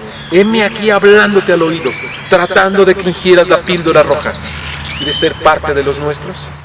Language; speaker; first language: Spanish; native; Spanish